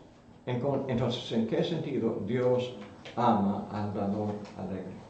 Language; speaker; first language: Spanish; non-native, fluent; English